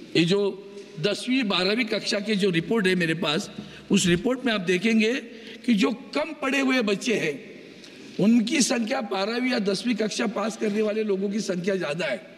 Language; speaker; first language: Hindi; non-native, local second language; Marathi